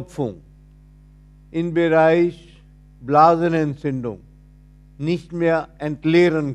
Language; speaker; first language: German; non-native, fluent; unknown